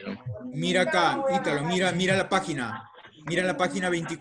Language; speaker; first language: Spanish; native; Spanish